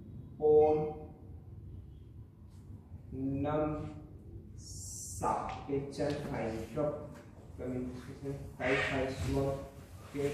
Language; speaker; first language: Vietnamese; non-native, learner; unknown